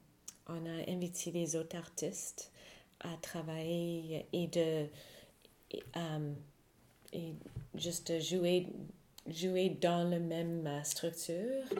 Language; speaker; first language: French; non-native, fluent; English